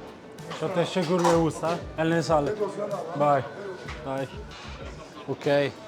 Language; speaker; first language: Turkish; non-native, learner; Italian